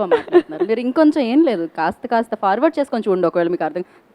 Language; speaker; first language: Telugu; native; Telugu